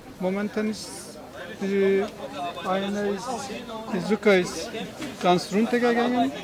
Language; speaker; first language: German; non-native, fluent; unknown